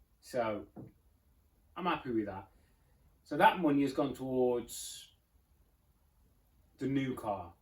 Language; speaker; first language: English; native; English